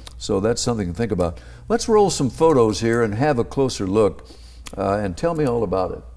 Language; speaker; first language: English; native; English